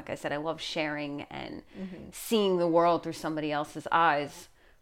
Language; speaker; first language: English; native; English